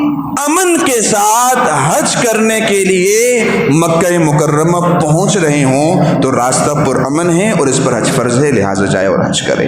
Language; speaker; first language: Urdu; native; Urdu